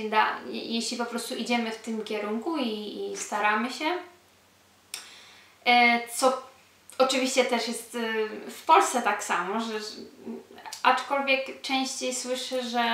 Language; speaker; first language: Polish; early bilingual, heritage; Polish